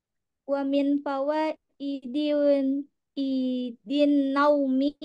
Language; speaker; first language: Arabic; non-native, learner; Indonesian